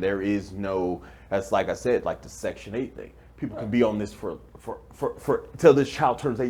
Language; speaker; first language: English; native; English